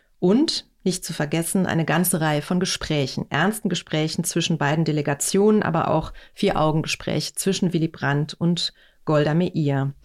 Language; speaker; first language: German; native; German